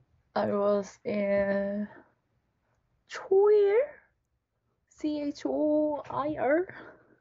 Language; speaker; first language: English; non-native, learner; Japanese